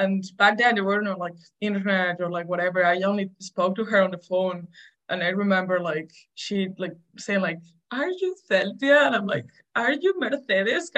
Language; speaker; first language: English; non-native, fluent; Spanish